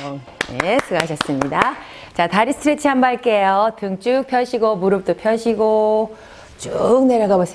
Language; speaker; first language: Korean; native; Korean